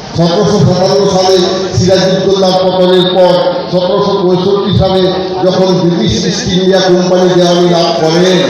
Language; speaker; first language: Bangla; non-native, local second language; Santali